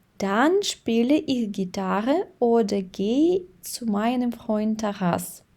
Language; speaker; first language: German; non-native, fluent; Ukrainian